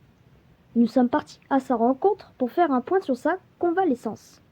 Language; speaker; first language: French; native; French